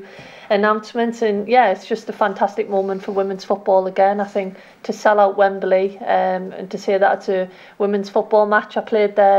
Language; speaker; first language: English; native; English